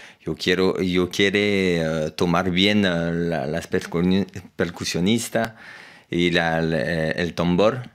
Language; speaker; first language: Spanish; non-native, learner; French